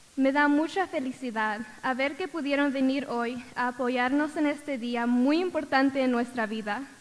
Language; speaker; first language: Spanish; early bilingual, heritage; Spanish